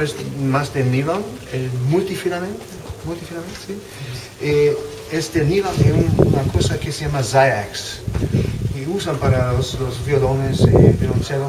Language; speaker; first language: Spanish; non-native, fluent; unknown